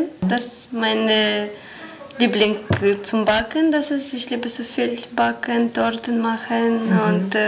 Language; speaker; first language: German; non-native, learner; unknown